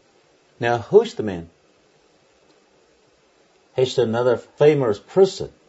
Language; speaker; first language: English; non-native, fluent; Chinese